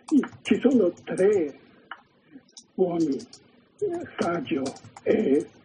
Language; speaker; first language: Italian; non-native, learner; Chinese